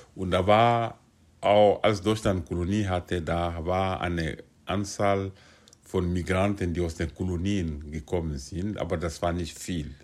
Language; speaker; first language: German; non-native, fluent; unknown